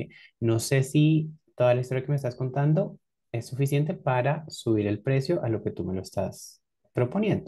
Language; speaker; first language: Spanish; native; Spanish